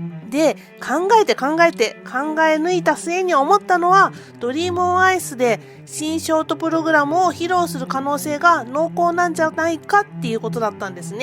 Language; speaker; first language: Japanese; native; Japanese